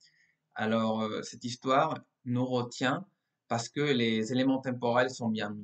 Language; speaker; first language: French; non-native, fluent; Spanish